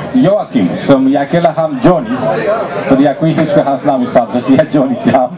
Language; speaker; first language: Danish; non-native, fluent; Romanian